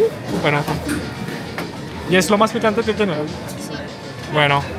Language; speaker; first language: Spanish; non-native, learner; French